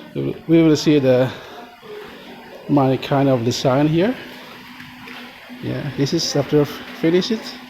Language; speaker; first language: English; non-native, learner; Indonesian